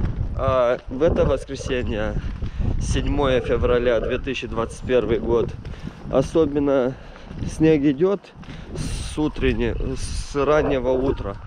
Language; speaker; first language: Russian; non-native, fluent; Romanian